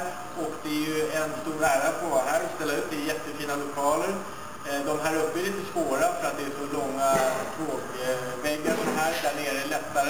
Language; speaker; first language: Swedish; native; Swedish